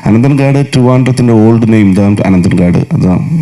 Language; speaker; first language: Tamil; non-native, learner; Malayalam